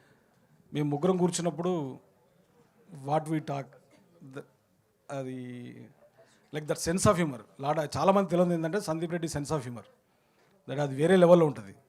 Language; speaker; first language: Telugu; native; Telugu